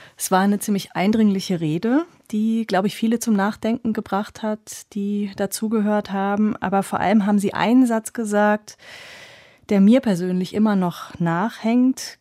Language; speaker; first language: German; native; German